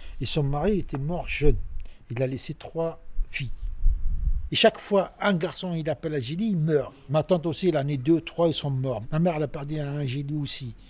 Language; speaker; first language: French; non-native, learner; Arabic